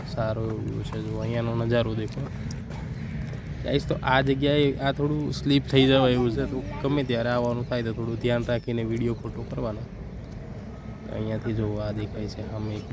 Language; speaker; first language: Gujarati; native; Gujarati